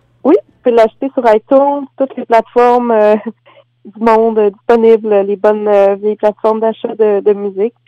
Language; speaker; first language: French; native; French